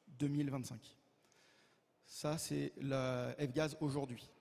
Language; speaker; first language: French; native; French